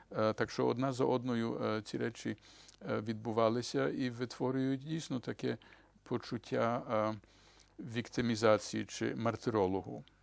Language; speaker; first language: Ukrainian; early bilingual, heritage; Ukrainian